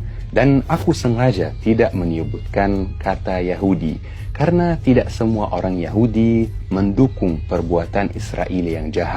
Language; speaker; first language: Indonesian; non-native, fluent; Arabic